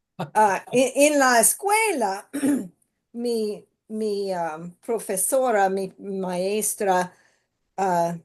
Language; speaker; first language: Spanish; non-native, learner; English